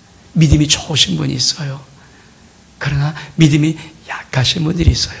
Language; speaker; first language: Korean; native; Korean